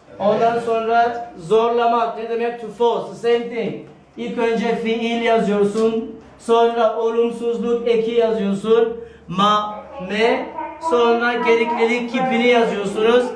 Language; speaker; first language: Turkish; non-native, fluent; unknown